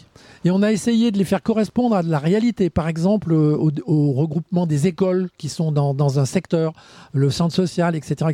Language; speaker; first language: French; native; French